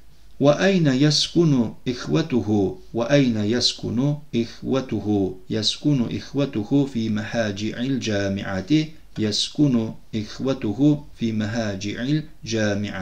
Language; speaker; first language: Arabic; non-native, fluent; Turkish